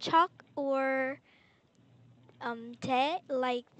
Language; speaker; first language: English; non-native, learner; Korean